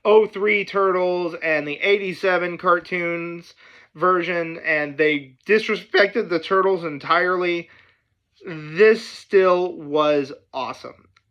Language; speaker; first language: English; native; English